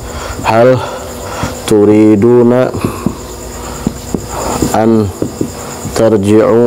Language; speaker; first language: Arabic; non-native, fluent; Indonesian